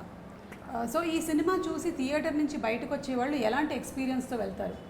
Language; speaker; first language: Telugu; native; Telugu